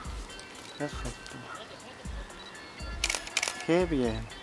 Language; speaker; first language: Spanish; non-native, learner; German